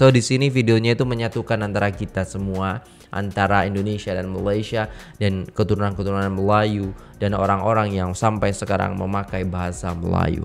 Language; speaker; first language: Indonesian; native; Indonesian